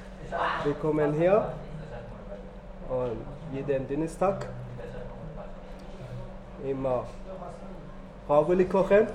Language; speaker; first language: German; non-native, learner; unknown